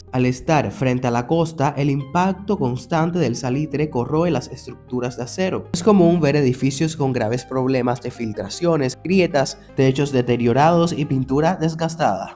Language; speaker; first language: Spanish; native; Spanish